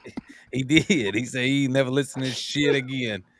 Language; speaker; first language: English; native; English